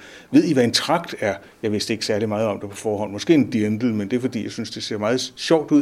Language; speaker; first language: Danish; native; Danish